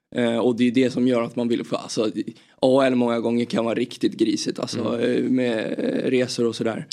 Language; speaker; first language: Swedish; native; Swedish